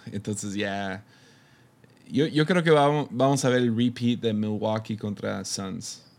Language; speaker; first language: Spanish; early bilingual, heritage; Spanish